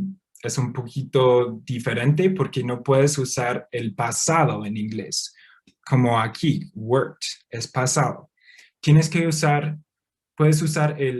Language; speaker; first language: Spanish; non-native, fluent; English